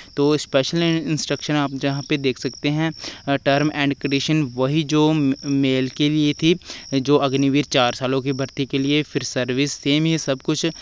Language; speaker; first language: Hindi; non-native, local second language; Punjabi